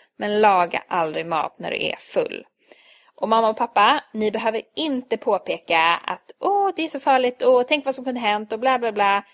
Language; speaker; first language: Swedish; early bilingual, other home language; Hungarian